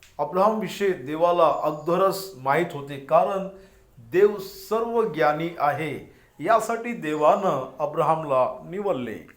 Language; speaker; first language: Marathi; non-native, local second language; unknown